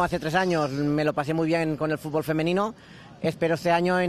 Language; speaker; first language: Spanish; native; Spanish